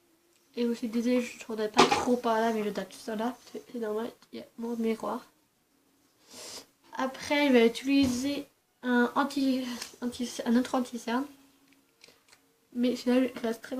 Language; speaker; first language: French; early bilingual, other home language; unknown